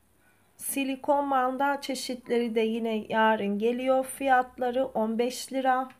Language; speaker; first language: Turkish; native; Turkish